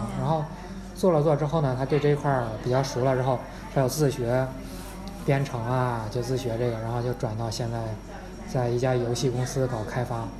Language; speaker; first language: Chinese; native; Chinese